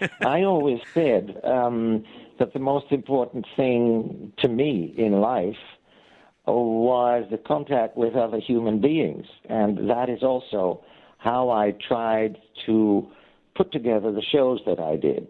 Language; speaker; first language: English; non-native, fluent; Dutch